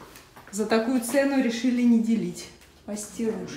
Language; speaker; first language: Russian; native; Russian